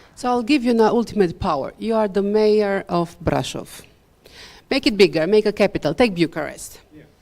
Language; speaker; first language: English; non-native, fluent; Romanian